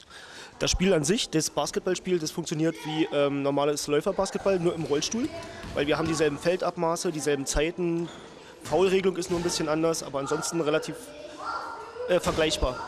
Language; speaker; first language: German; native; German